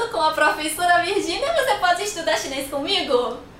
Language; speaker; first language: Portuguese; non-native, fluent; Chinese